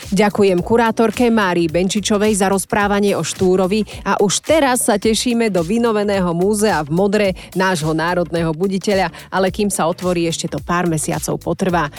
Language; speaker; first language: Slovak; native; Slovak